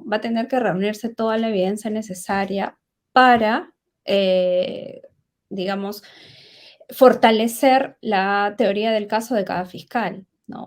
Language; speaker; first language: Spanish; native; Spanish